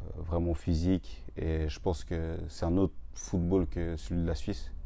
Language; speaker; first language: French; native; French